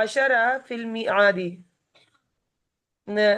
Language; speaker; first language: Arabic; non-native, learner; Urdu